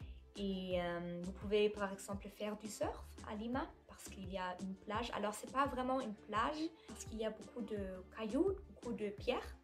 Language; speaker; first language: French; non-native, fluent; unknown